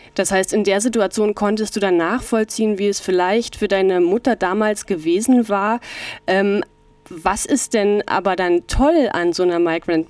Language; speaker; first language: German; native; German